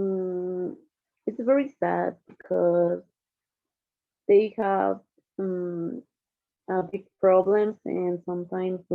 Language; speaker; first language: English; non-native, learner; Spanish